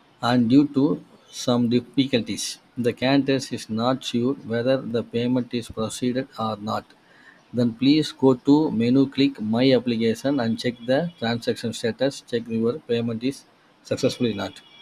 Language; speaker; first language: English; non-native, local second language; Tamil